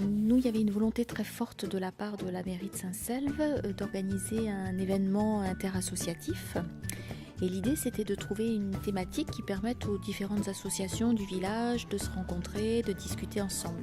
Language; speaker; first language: French; native; French